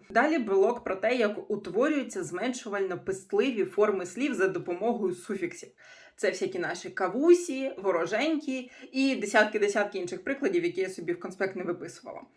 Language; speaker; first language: Ukrainian; non-native, local second language; Russian